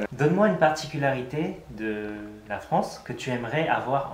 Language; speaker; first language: French; native; French